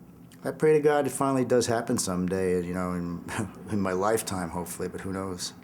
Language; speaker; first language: English; native; English